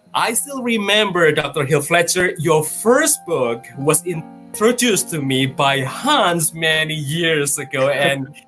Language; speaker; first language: English; non-native, fluent; Indonesian